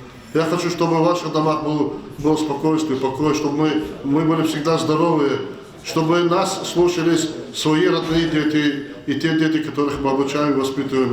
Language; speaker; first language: Russian; non-native, local second language; Lezghian